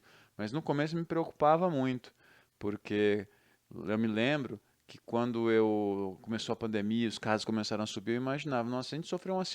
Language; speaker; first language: Portuguese; native; Portuguese